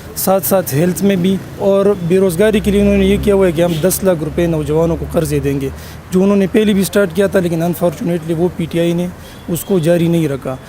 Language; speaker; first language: Urdu; non-native, local second language; Pashto